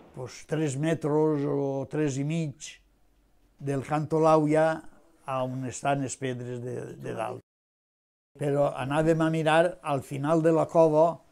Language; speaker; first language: Catalan; native; Catalan